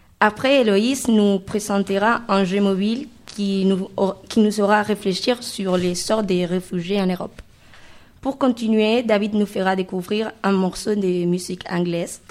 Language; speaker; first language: French; non-native, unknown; Spanish